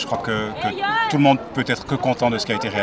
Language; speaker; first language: French; native; French